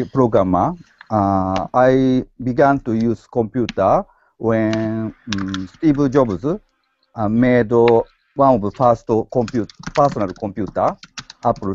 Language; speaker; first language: English; non-native, learner; Japanese